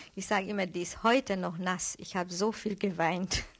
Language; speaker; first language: German; non-native, fluent; Hungarian